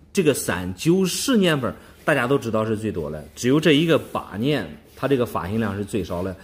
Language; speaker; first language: Chinese; native; Chinese